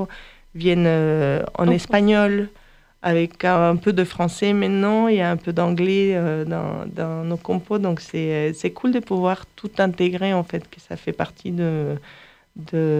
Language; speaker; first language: French; non-native, fluent; Spanish